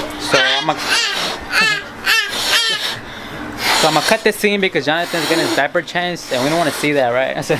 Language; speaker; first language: English; early bilingual, other home language; Spanish